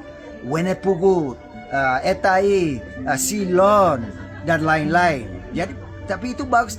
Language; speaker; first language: Indonesian; non-native, local second language; English